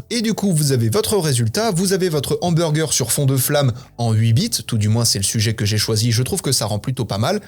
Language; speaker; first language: French; native; French